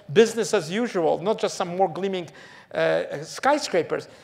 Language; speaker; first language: English; early bilingual, other home language; Polish